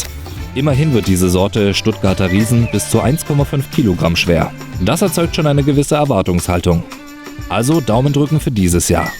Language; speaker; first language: German; native; German